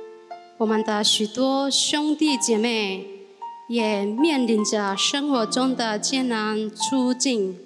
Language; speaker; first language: Chinese; native; Chinese